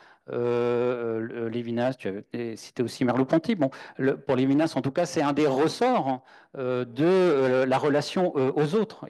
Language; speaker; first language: French; native; French